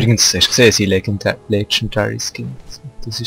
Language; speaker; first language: German; native; German